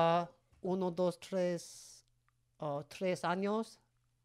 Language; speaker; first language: Spanish; non-native, learner; English